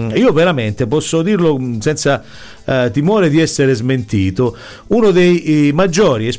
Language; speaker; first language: Italian; native; Italian